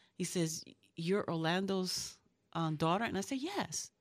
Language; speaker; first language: English; early bilingual, other home language; Spanish